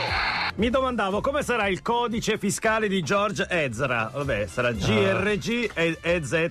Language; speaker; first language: Italian; native; Italian